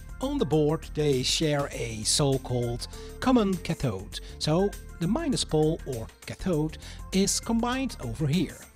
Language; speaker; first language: English; non-native, fluent; Dutch